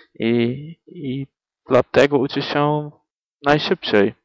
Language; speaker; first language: Polish; non-native, learner; Dutch